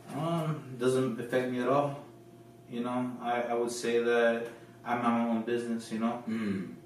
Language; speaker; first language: English; early bilingual, other home language; Filipino